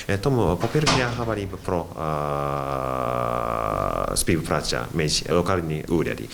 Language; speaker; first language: Ukrainian; non-native, learner; Japanese